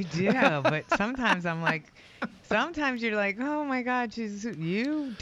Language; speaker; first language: English; native; English